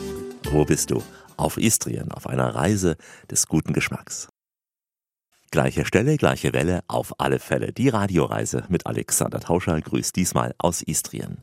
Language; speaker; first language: German; native; German